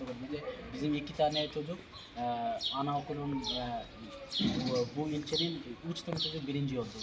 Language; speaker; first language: Turkish; non-native, learner; Bangla